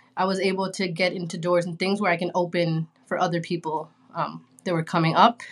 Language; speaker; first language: English; early bilingual, other home language; Spanish